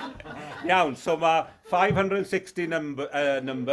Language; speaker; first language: Welsh; native; Welsh